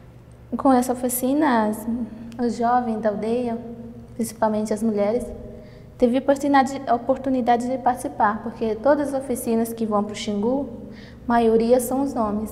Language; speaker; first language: Portuguese; non-native, local second language; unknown